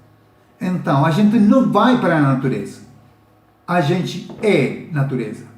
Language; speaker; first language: Portuguese; non-native, learner; Spanish